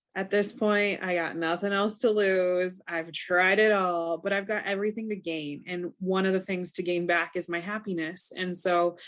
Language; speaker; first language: English; native; English